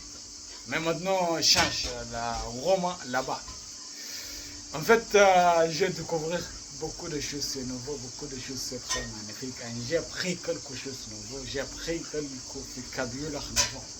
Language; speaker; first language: French; non-native, learner; Arabic